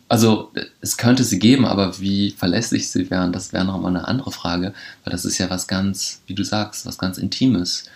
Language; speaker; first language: German; early bilingual, other home language; Polish